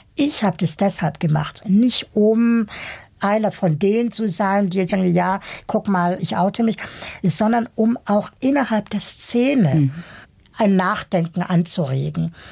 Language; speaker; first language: German; early bilingual, other home language; Bosnian